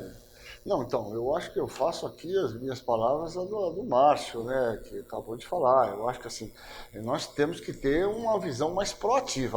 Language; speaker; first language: Portuguese; native; Portuguese